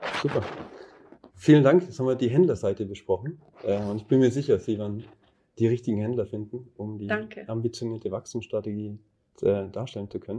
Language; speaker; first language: German; native; German